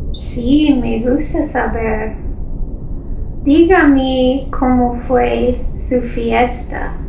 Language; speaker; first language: Spanish; non-native, learner; English